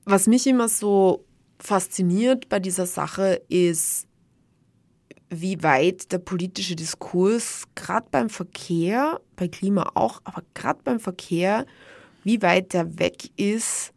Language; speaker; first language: German; native; German